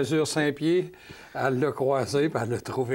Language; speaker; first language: French; native; French